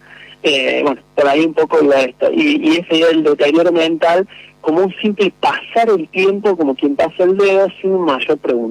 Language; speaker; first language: Spanish; native; Spanish